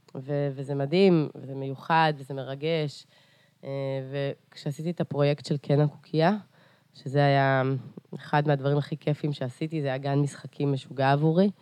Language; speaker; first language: Hebrew; early bilingual, other home language; Russian